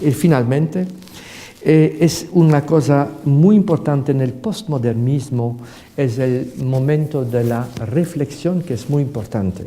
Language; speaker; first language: Spanish; non-native, fluent; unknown